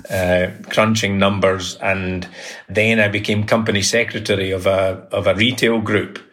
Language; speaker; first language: English; native; English